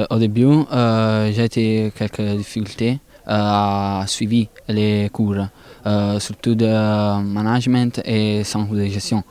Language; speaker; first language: French; non-native, learner; Italian